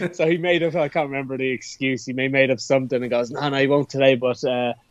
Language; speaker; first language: English; native; English